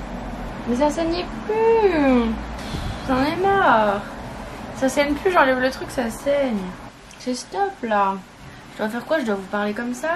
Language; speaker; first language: French; native; French